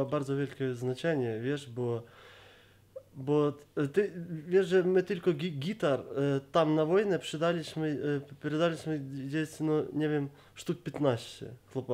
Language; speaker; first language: Polish; non-native, learner; Ukrainian